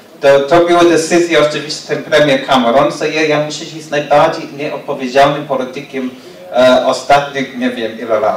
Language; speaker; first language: Polish; non-native, learner; English